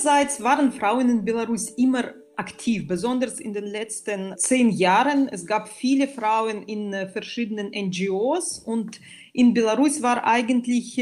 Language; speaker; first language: German; non-native, fluent; Russian